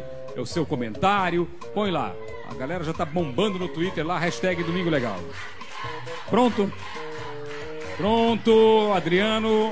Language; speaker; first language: Portuguese; native; Portuguese